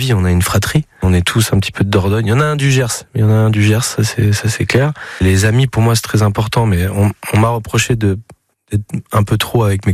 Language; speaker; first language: French; native; French